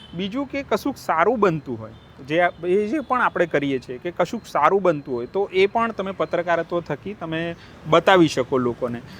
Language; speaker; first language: Gujarati; native; Gujarati